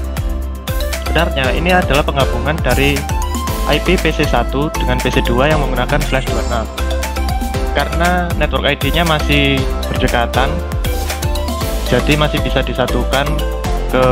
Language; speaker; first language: Indonesian; native; Indonesian